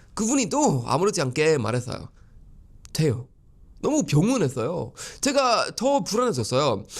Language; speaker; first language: Korean; non-native, fluent; Swedish